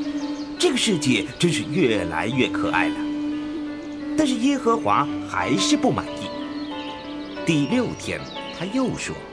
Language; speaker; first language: Chinese; native; Chinese